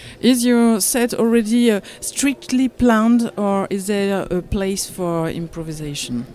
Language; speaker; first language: English; non-native, learner; French